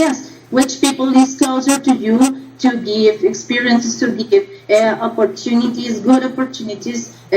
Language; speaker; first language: English; non-native, learner; Spanish